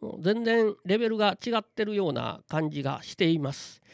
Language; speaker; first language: Japanese; native; Japanese